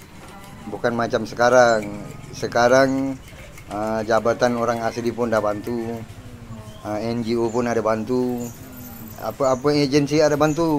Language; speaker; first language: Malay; non-native, local second language; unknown